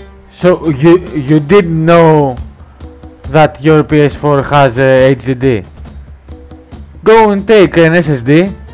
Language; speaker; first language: English; non-native, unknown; Greek